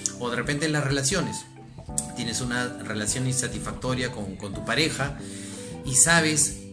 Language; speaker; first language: Spanish; native; Spanish